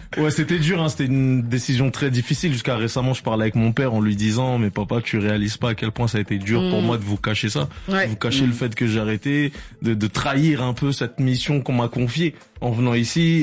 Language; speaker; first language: French; early bilingual, other home language; Ngazidja Comorian